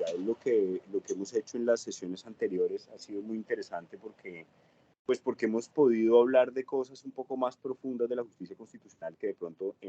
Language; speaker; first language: Spanish; native; Spanish